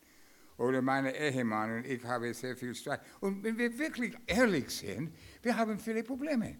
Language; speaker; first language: German; non-native, fluent; English